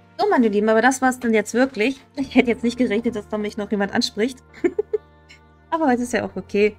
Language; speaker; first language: German; native; German